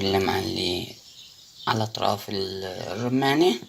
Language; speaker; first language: Arabic; native; Arabic